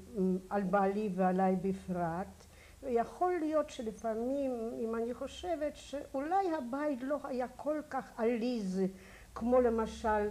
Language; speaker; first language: Hebrew; non-native, fluent; Polish